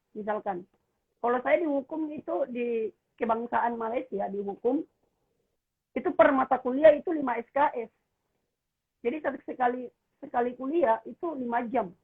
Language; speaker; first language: Indonesian; native; Indonesian